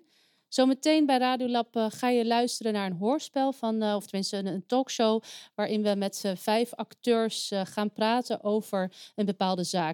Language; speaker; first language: Dutch; native; Dutch